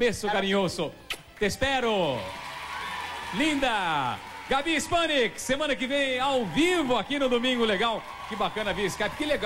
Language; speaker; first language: Spanish; non-native, learner; Portuguese